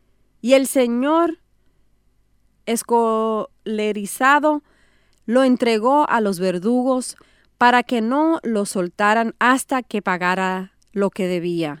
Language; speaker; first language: Spanish; native; Spanish